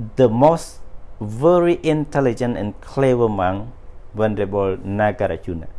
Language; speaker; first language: English; non-native, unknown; Khmer